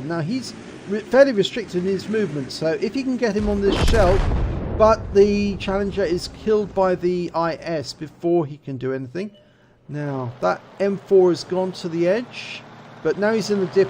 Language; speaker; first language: English; native; English